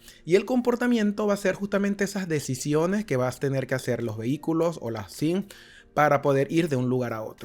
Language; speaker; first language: Spanish; native; Spanish